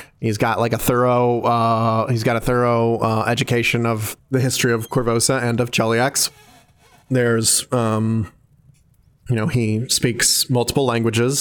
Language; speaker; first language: English; native; English